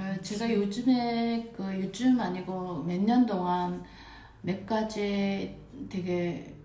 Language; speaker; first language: Korean; non-native, fluent; Mongolian